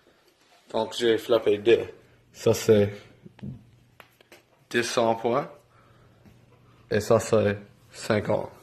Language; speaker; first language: French; non-native, local second language; English